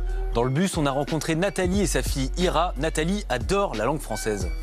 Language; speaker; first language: French; native; French